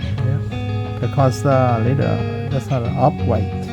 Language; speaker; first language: English; non-native, learner; Vietnamese